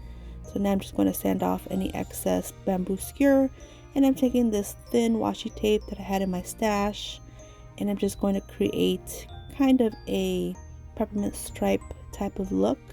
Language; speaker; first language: English; native; English